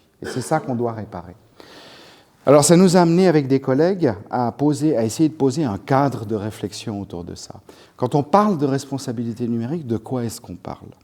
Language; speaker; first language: French; native; French